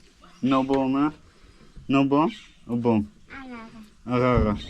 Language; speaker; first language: Portuguese; non-native, learner; German